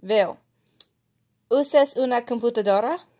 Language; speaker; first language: Spanish; non-native, learner; English